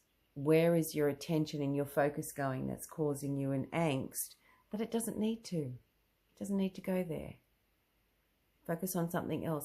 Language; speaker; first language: English; native; English